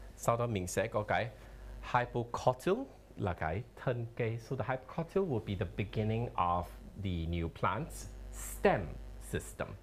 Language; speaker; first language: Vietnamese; non-native, fluent; English